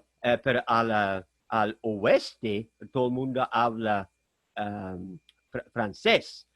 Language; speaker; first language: Spanish; non-native, fluent; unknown